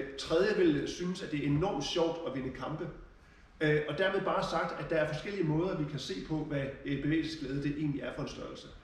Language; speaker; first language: Danish; early bilingual, other home language; German